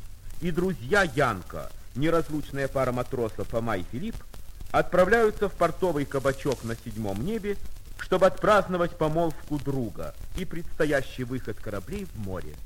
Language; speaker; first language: Russian; native; Russian